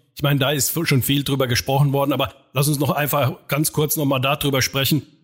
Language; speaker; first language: German; non-native, fluent; Finnish